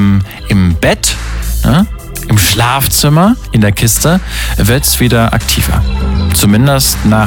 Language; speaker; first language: German; native; German